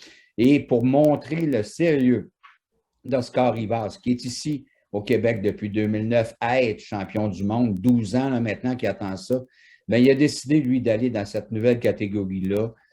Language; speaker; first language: French; native; French